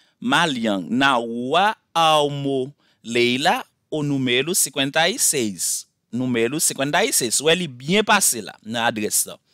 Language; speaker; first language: Portuguese; non-native, fluent; Haitian Creole